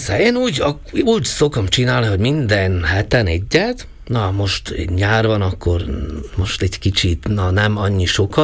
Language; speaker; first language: Hungarian; non-native, local second language; Slovak